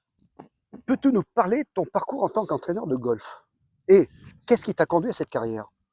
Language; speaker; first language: French; native; French